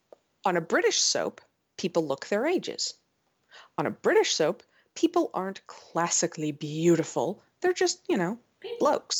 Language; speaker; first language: English; native; English